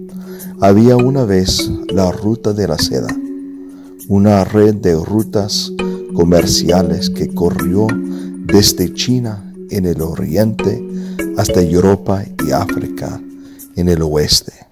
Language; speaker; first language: Spanish; non-native, fluent; English